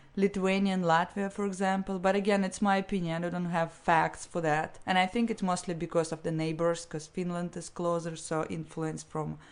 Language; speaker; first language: English; non-native, fluent; Russian